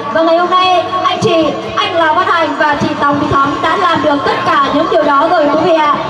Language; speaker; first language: Vietnamese; non-native, local second language; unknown